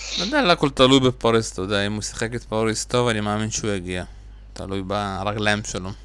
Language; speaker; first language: Hebrew; early bilingual, other home language; Russian